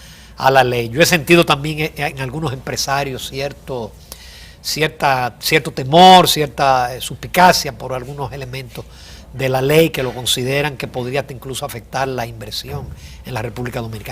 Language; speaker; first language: Spanish; native; Spanish